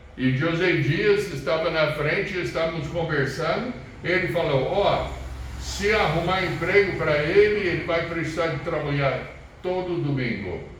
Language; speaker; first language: Portuguese; non-native, fluent; English